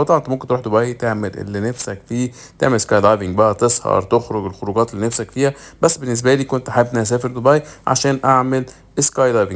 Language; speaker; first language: Arabic; native; Arabic